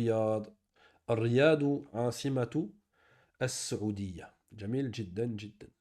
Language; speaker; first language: Arabic; non-native, fluent; French